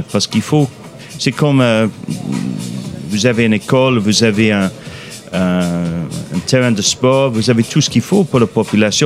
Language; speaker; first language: French; non-native, fluent; English